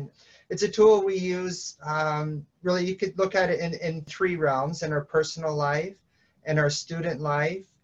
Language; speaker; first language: English; native; English